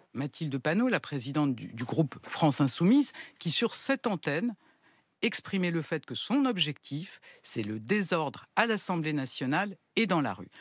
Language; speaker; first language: French; native; French